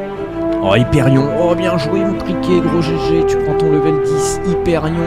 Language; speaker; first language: French; native; French